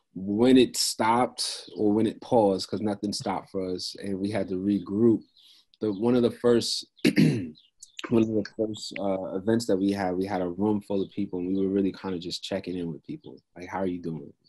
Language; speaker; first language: English; native; English